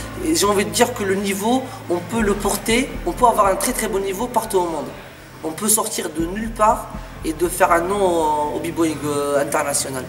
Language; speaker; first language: French; non-native, local second language; Arabic